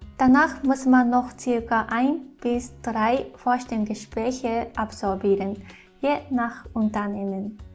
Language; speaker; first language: German; non-native, fluent; Japanese